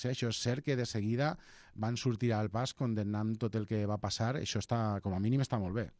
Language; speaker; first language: Catalan; native; Catalan